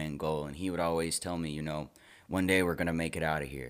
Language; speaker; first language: English; native; English